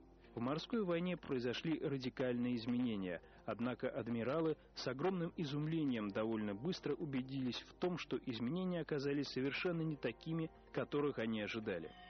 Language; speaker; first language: Russian; native; Russian